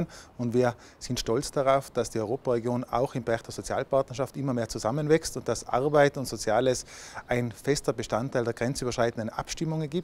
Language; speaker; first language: German; native; German